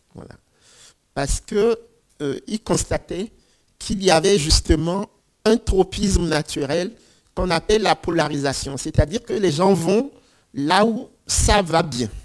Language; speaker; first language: French; non-native, local second language; Ewe